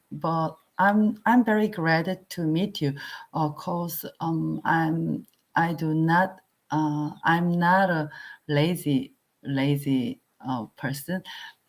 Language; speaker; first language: English; non-native, learner; Korean